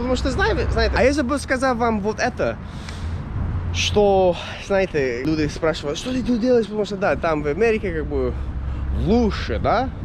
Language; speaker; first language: Russian; non-native, learner; English